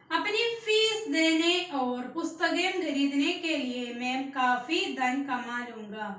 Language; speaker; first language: Hindi; non-native, local second language; Malayalam